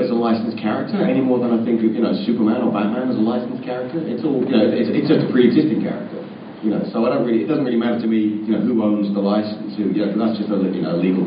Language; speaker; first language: English; native; English